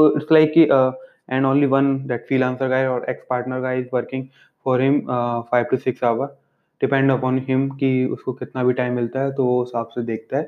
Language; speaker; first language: English; non-native, local second language; Hindi